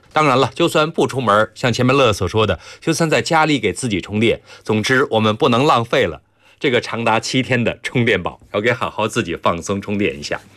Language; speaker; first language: Chinese; native; Chinese